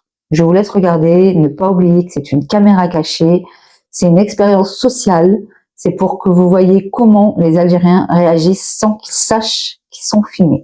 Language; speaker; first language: French; native; French